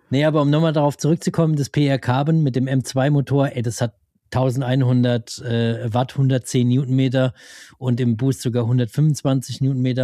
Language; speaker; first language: German; native; German